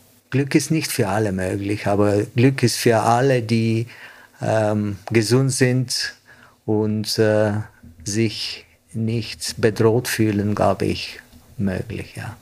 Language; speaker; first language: German; non-native, fluent; Bulgarian